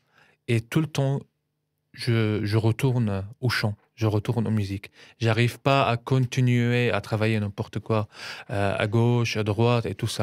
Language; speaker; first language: French; non-native, fluent; Arabic